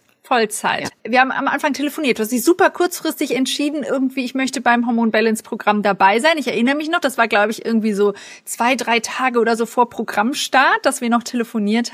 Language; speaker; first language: German; native; German